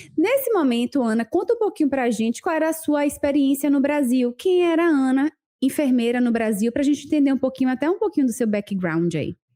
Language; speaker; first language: Portuguese; native; Portuguese